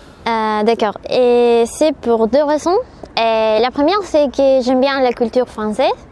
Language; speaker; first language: French; non-native, learner; Spanish